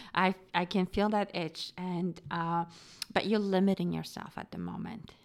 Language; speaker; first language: English; non-native, fluent; Polish